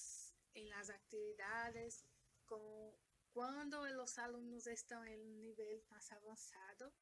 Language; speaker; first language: Spanish; non-native, learner; Portuguese